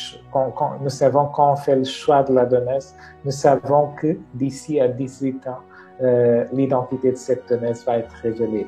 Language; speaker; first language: French; non-native, fluent; Portuguese